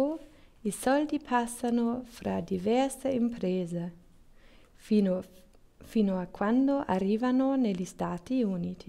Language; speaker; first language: Italian; non-native, learner; German